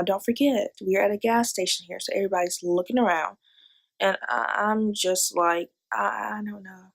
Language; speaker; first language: English; native; English